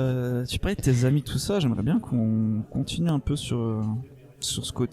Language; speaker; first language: French; native; French